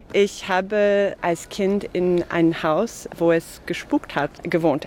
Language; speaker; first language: German; non-native, fluent; English